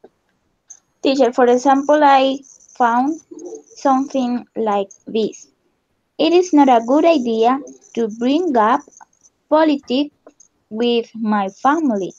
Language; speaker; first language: English; non-native, learner; Spanish